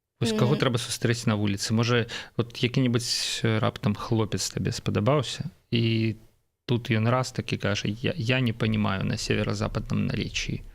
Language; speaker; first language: Belarusian; non-native, local second language; Russian